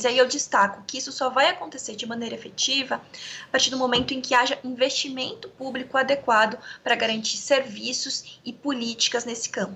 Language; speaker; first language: Portuguese; native; Portuguese